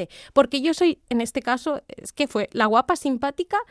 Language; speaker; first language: Spanish; native; Spanish